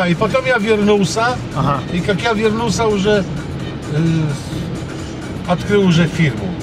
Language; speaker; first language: Russian; non-native, learner; Polish